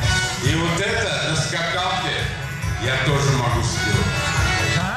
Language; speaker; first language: Russian; non-native, local second language; Tatar